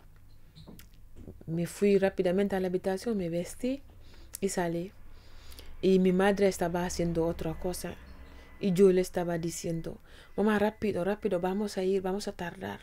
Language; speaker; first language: Spanish; non-native, fluent; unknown